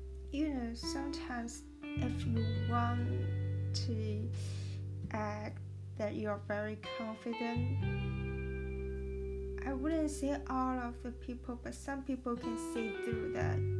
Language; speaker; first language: English; non-native, fluent; Chinese